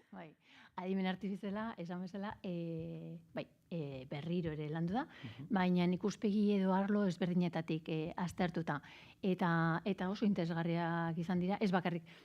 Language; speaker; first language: Basque; native; Basque